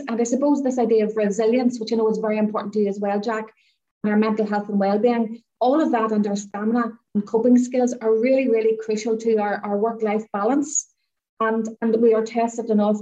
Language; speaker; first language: English; native; English